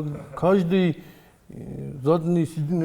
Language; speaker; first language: Russian; non-native, local second language; Kyrgyz